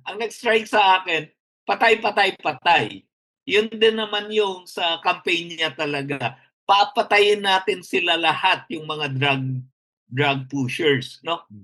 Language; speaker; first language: Filipino; non-native, local second language; Hiligaynon